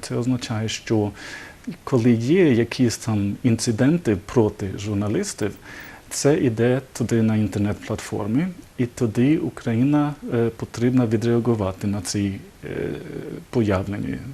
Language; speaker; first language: Ukrainian; non-native, learner; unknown